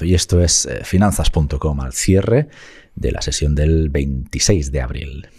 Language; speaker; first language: Spanish; native; Spanish